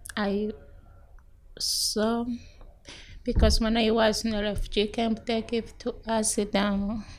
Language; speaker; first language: English; non-native, local second language; Rundi